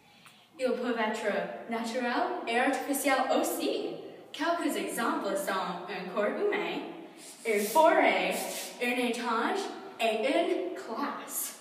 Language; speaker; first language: French; non-native, learner; English